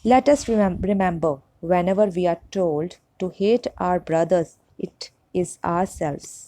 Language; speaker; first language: English; non-native, local second language; Punjabi